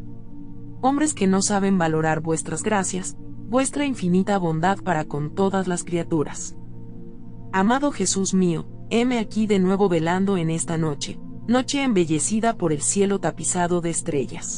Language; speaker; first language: Spanish; native; Spanish